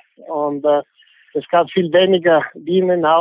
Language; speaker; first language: German; non-native, fluent; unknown